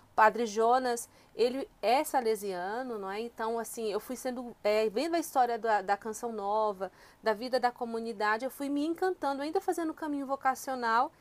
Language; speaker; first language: Portuguese; native; Portuguese